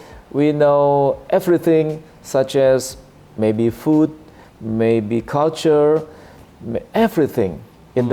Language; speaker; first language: English; non-native, learner; Indonesian